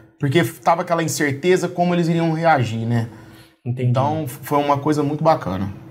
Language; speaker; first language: Portuguese; native; Portuguese